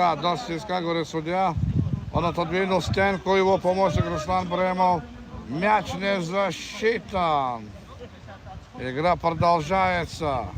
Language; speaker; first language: Russian; non-native, local second language; Lezghian